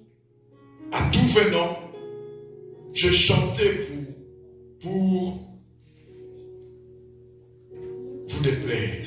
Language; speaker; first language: French; non-native, local second language; Lingala